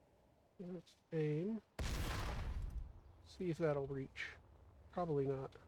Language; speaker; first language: English; native; English